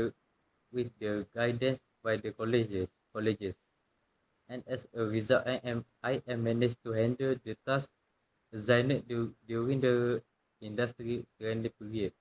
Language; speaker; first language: English; non-native, local second language; Malay